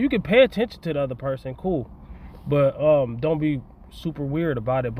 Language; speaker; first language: English; native; English